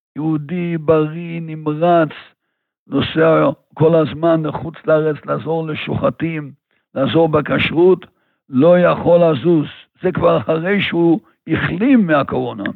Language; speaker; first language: Hebrew; native; Hebrew